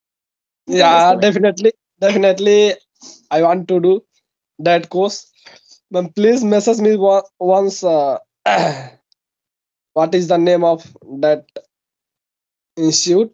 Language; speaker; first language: English; non-native, local second language; Hindi